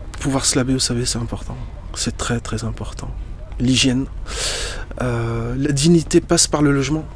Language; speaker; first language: French; early bilingual, other home language; Arabic